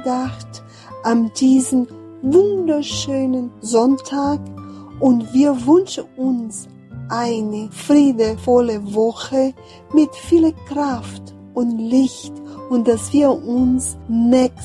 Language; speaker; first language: German; non-native, fluent; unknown